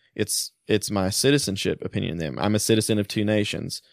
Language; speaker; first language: English; early bilingual, other home language; German